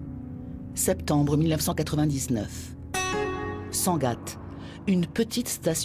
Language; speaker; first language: French; native; French